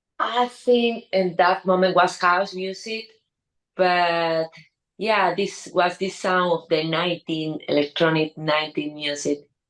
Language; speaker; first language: English; non-native, learner; Spanish